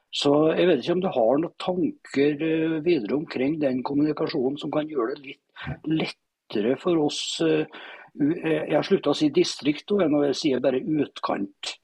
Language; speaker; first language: Norwegian; native; Norwegian